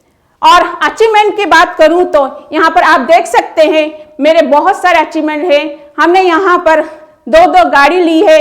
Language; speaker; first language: Hindi; non-native, local second language; Odia